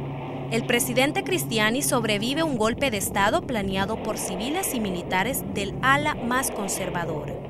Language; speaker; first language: Spanish; native; Spanish